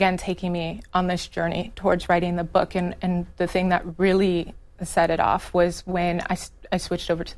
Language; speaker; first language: English; native; English